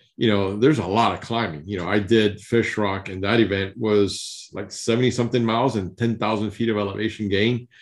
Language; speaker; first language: English; early bilingual, other home language; Spanish